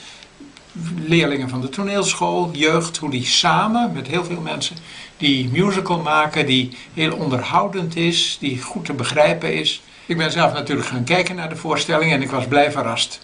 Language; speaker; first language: Dutch; native; Dutch